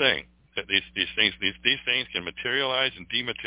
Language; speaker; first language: English; native; English